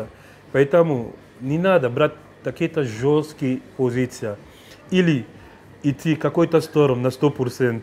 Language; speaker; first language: Russian; non-native, fluent; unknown